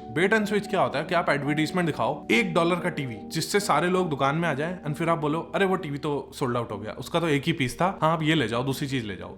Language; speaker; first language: Hindi; native; Hindi